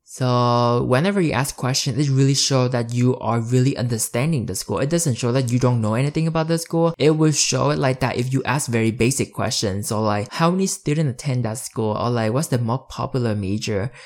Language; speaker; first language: English; early bilingual, other home language; Vietnamese